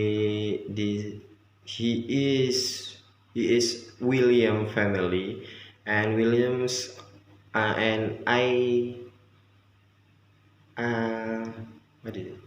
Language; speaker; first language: English; non-native, learner; Indonesian